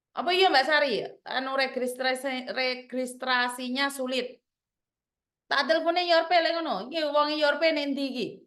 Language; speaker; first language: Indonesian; non-native, local second language; Javanese